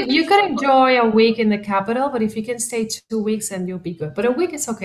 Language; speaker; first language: English; non-native, fluent; Spanish